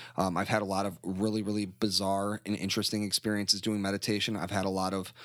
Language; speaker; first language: English; native; English